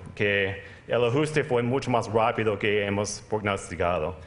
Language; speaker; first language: Spanish; non-native, fluent; English